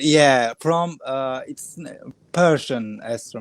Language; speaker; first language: English; non-native, learner; Kurdish